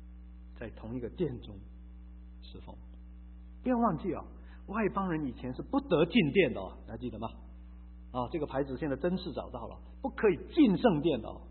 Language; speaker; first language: Chinese; native; Chinese